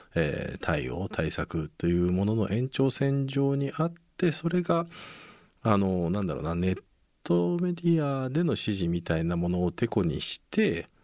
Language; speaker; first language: Japanese; native; Japanese